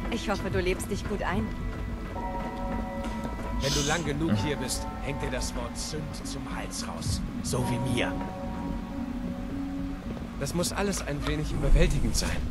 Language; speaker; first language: German; non-native, fluent; Polish